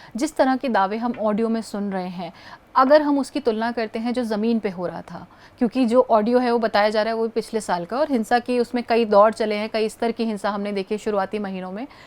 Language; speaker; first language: Hindi; native; Hindi